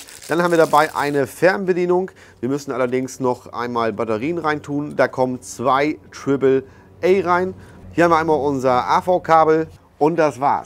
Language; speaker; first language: German; native; German